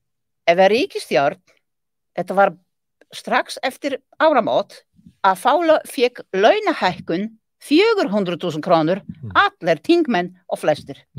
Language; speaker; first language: Icelandic; non-native, learner; Polish